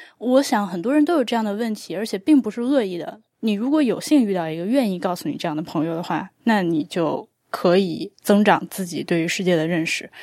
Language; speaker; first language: Chinese; native; Chinese